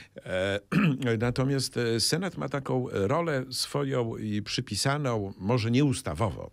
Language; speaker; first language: Polish; native; Polish